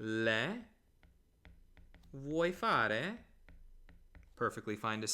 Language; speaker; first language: Italian; non-native, fluent; English